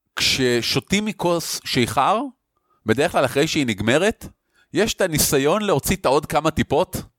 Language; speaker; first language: Hebrew; native; Hebrew